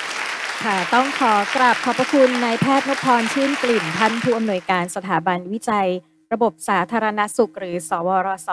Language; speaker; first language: Thai; native; Thai